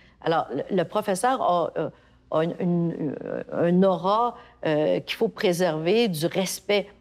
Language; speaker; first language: French; native; French